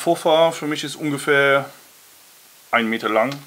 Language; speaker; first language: German; non-native, learner; French